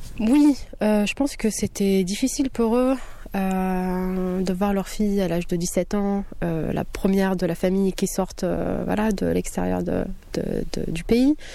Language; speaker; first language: French; non-native, local second language; Kabyle